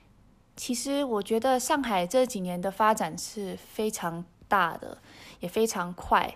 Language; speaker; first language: Chinese; early bilingual, heritage; Chinese